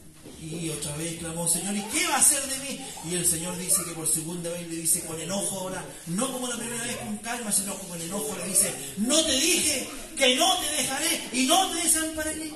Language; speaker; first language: Spanish; native; Spanish